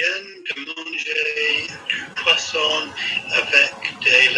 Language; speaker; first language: French; non-native, learner; English